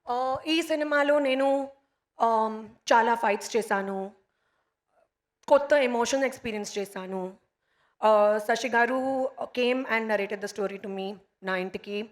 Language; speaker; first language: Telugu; non-native, learner; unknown